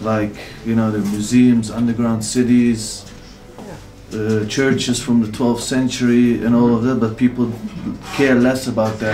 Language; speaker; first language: English; non-native, learner; Turkish